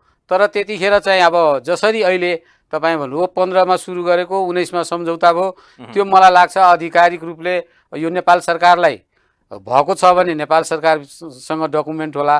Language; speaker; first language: Nepali; native; Nepali